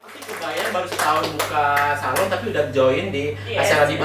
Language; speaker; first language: Indonesian; native; Indonesian